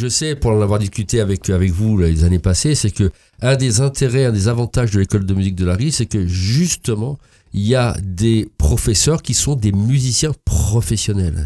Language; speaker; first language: French; native; French